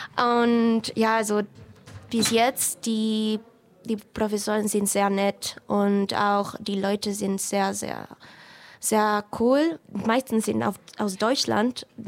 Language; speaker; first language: German; non-native, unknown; Spanish